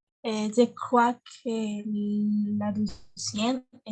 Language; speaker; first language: French; non-native, learner; Spanish